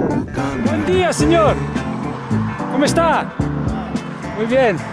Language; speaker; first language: Spanish; non-native, learner; French